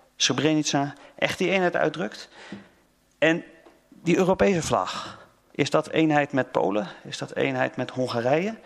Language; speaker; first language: Dutch; native; Dutch